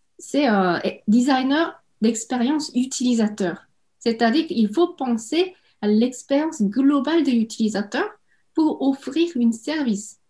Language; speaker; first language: French; non-native, fluent; Korean